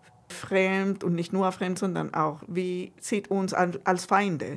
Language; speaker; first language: German; non-native, fluent; Spanish